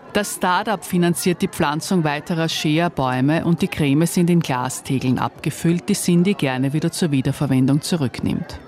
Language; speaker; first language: German; native; German